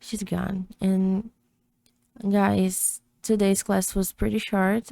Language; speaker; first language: English; non-native, fluent; Portuguese